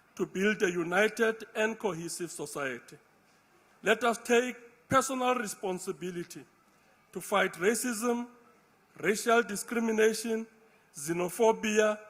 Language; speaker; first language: English; non-native, local second language; Afrikaans